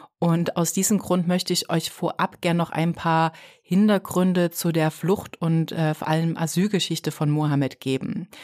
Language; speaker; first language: German; native; German